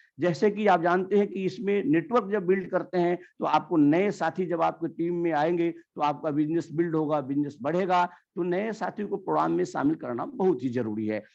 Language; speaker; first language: Hindi; native; Hindi